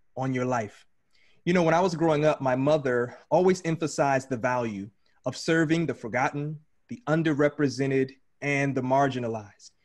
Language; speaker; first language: English; native; English